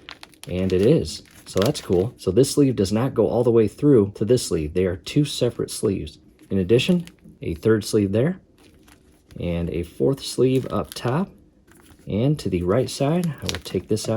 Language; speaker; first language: English; native; English